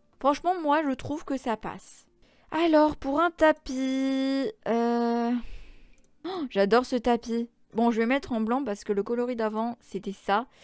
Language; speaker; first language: French; native; French